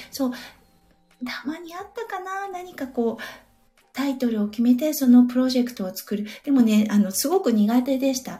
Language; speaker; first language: Japanese; native; Japanese